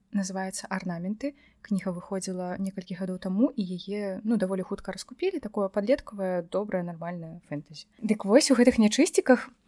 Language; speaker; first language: Belarusian; non-native, local second language; Russian